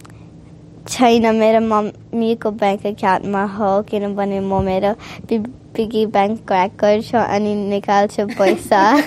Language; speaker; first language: Nepali; early bilingual, heritage; Nepali